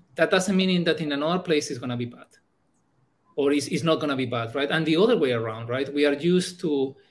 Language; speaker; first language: English; non-native, fluent; Spanish